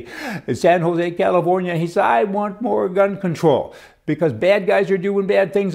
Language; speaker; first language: English; native; English